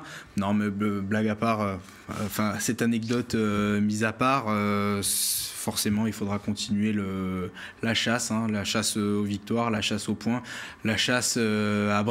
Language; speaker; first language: French; native; French